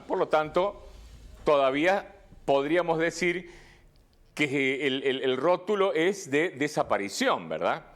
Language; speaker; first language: Spanish; native; Spanish